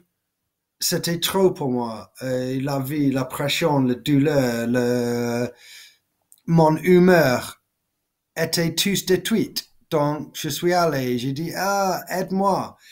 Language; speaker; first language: French; non-native, learner; English